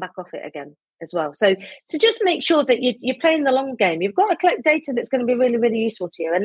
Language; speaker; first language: English; native; English